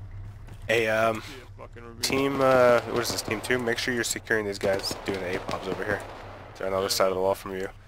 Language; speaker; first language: English; native; English